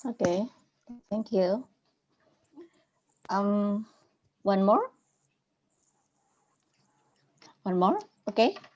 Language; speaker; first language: English; non-native, learner; Indonesian